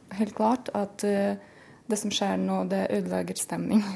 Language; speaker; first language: Norwegian; non-native, fluent; Russian